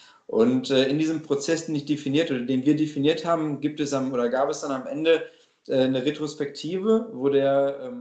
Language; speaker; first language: German; native; German